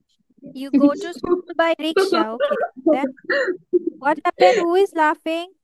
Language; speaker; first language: English; non-native, fluent; Bangla